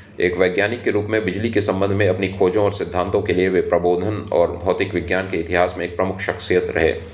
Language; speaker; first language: Hindi; native; Hindi